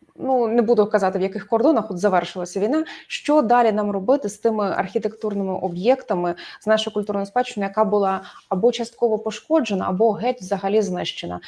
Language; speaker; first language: Ukrainian; native; Ukrainian